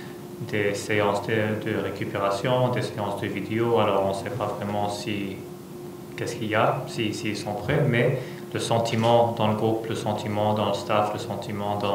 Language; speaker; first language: French; non-native, fluent; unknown